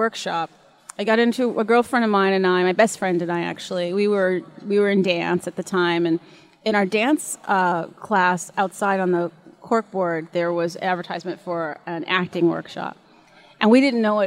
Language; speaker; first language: English; native; English